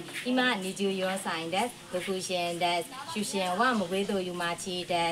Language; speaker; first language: Japanese; non-native, learner; Burmese